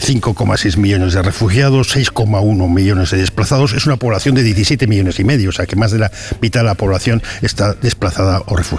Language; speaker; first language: Spanish; native; Spanish